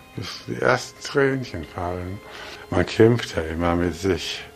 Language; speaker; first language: German; native; German